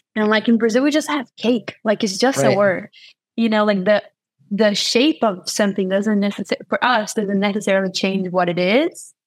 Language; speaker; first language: English; non-native, fluent; Portuguese